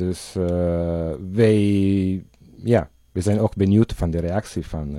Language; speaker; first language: Dutch; non-native, learner; Italian